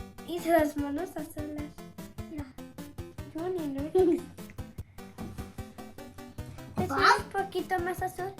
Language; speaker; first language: Spanish; native; Spanish